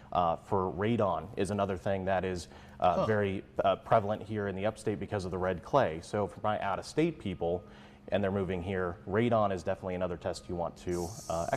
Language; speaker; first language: English; native; English